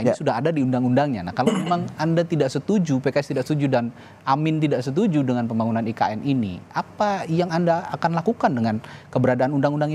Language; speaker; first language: Indonesian; native; Indonesian